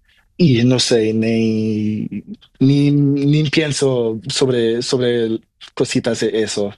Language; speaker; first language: Spanish; non-native, learner; Portuguese